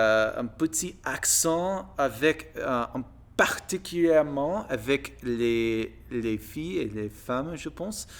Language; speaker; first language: French; non-native, learner; English